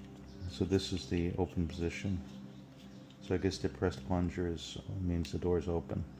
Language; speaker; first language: English; native; English